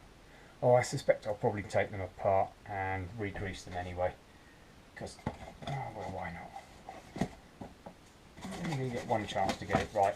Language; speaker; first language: English; native; English